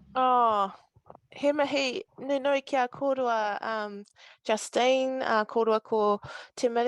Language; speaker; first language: Māori; non-native, local second language; English